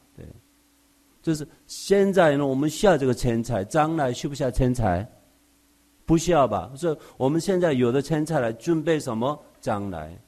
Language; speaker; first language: Chinese; non-native, fluent; Korean